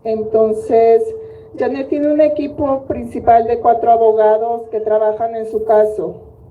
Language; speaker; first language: Spanish; early bilingual, heritage; Spanish